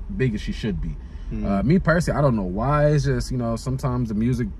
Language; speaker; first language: English; native; English